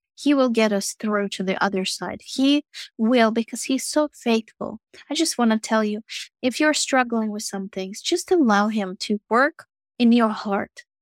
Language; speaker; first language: English; non-native, fluent; Russian